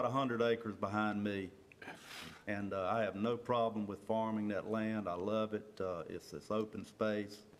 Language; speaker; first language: English; native; English